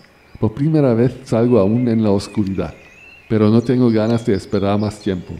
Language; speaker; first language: Spanish; non-native, fluent; German